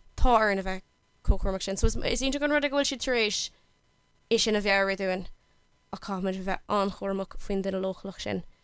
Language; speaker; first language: Irish; non-native, local second language; English